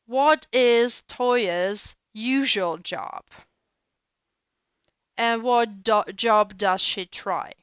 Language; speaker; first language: English; non-native, fluent; Russian